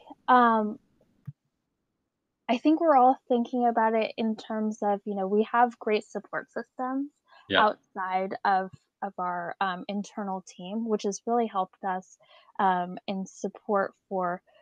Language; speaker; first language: English; native; English